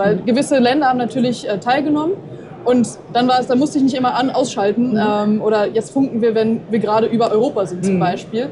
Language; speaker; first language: German; native; German